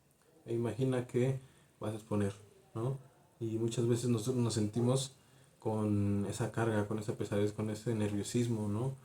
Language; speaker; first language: Spanish; native; Spanish